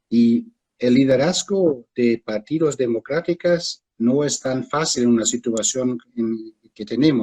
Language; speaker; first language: Spanish; non-native, fluent; German